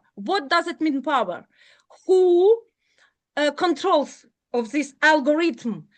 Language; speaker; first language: English; non-native, learner; Ukrainian